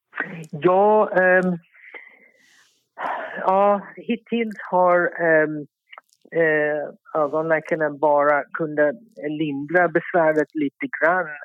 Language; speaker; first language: Swedish; non-native, fluent; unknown